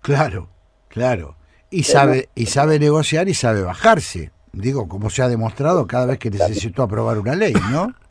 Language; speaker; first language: Spanish; native; Spanish